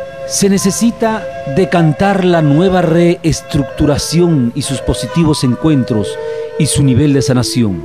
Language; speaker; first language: Spanish; native; Spanish